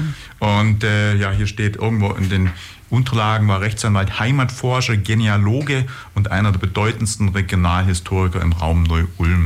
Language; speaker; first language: German; native; German